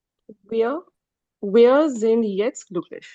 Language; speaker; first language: German; non-native, learner; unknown